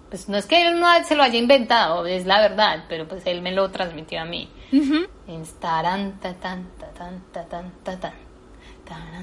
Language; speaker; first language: Spanish; native; Spanish